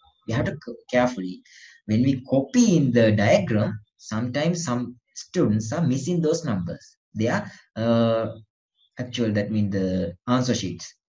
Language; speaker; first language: English; non-native, local second language; Sinhala